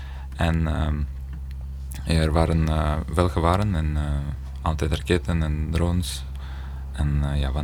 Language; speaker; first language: Dutch; non-native, learner; Ukrainian